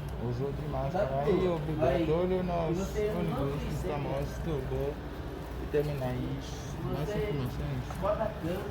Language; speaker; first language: Portuguese; non-native, learner; Haitian Creole